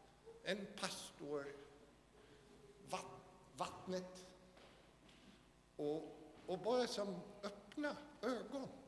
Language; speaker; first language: Swedish; non-native, fluent; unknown